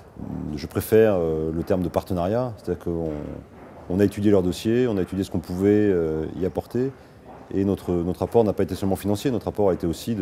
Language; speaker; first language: French; native; French